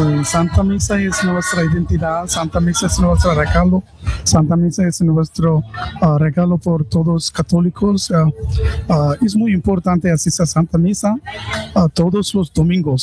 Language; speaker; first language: Spanish; non-native, learner; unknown